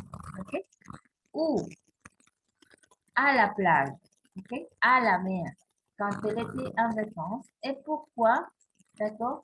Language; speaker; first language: French; non-native, fluent; Spanish